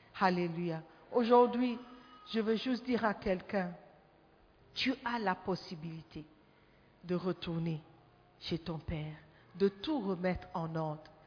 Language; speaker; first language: French; non-native, fluent; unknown